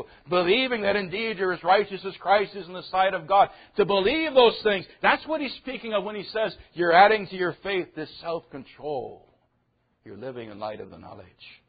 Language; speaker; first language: English; native; English